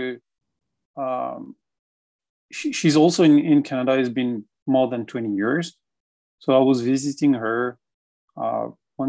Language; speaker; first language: English; non-native, fluent; French